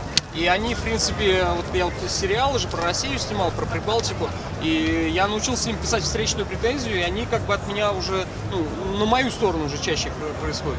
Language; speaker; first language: Russian; native; Russian